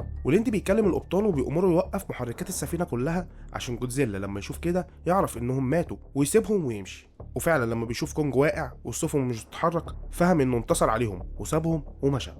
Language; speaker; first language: Arabic; native; Arabic